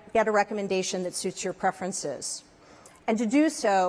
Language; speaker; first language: English; native; English